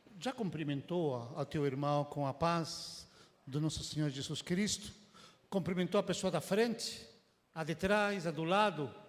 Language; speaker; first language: Portuguese; non-native, fluent; Spanish